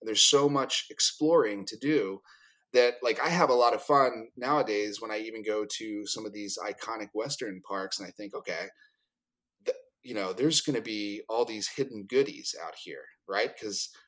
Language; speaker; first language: English; native; English